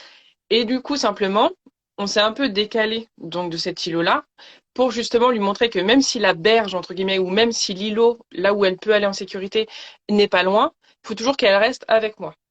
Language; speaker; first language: French; native; French